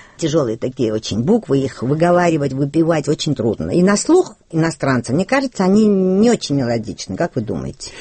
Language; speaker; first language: Russian; non-native, local second language; Georgian